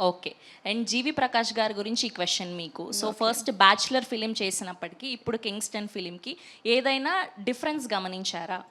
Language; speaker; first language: Telugu; native; Telugu